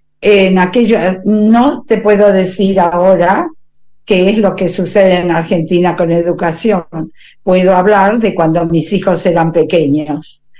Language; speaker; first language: Spanish; native; Spanish